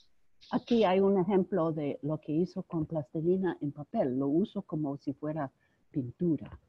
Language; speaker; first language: Spanish; non-native, fluent; English